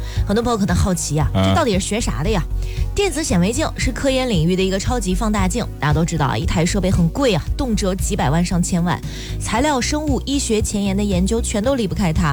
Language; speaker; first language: Chinese; native; Chinese